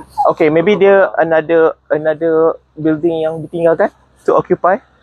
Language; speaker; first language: English; non-native, local second language; Malay